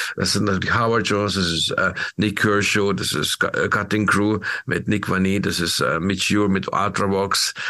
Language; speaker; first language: German; non-native, fluent; Hungarian